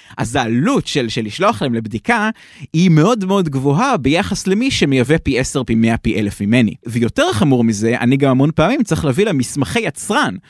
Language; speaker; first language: Hebrew; native; Hebrew